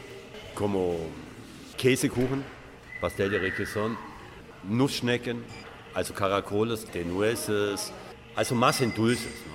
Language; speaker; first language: Spanish; non-native, fluent; German